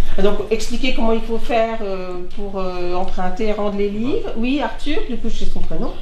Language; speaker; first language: French; native; French